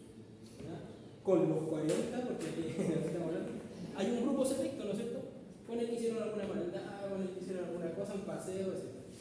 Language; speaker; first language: Spanish; native; Spanish